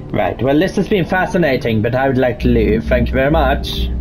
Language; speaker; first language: English; native; English